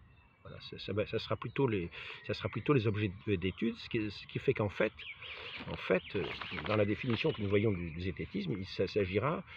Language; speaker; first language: French; native; French